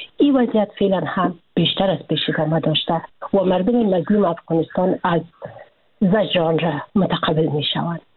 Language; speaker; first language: Persian; native; Persian